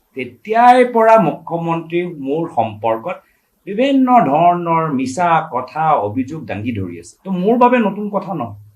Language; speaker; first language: Assamese; native; Assamese